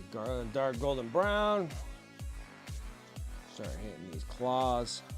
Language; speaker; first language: English; native; English